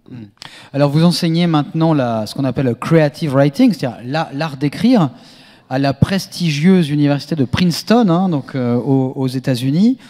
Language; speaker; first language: French; native; French